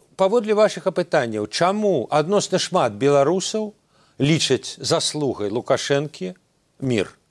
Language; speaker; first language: Belarusian; native; Belarusian